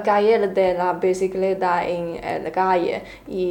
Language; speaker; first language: Spanish; non-native, learner; Chinese